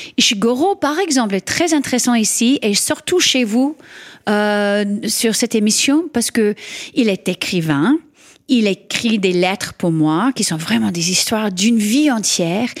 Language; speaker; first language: French; non-native, fluent; English